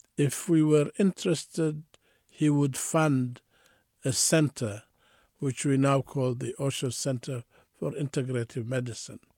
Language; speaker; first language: English; non-native, fluent; Tigrinya